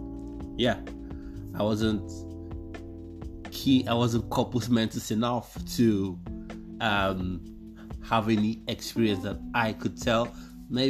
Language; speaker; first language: English; non-native, local second language; Igbo